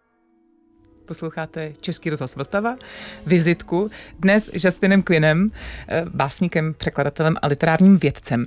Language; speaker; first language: Czech; native; Czech